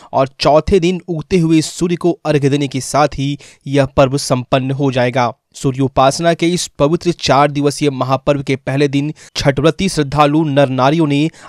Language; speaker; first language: Hindi; native; Hindi